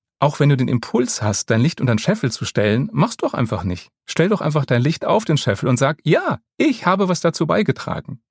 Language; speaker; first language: German; native; German